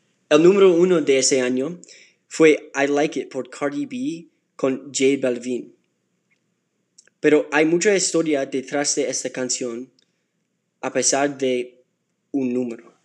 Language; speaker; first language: Spanish; non-native, learner; English